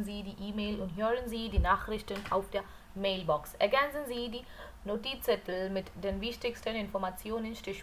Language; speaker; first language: German; non-native, learner; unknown